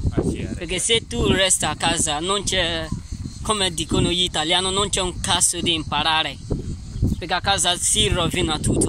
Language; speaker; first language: Italian; non-native, learner; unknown